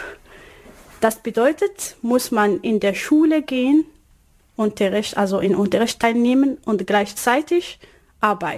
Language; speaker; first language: German; non-native, learner; Arabic